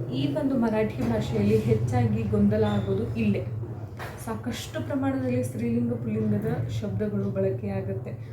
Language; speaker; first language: Kannada; native; Kannada